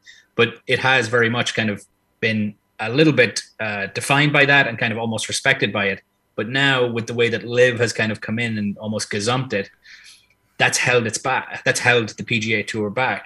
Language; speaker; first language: English; native; English